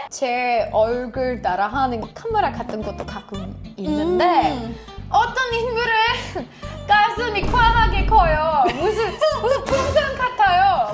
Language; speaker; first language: Korean; non-native, fluent; English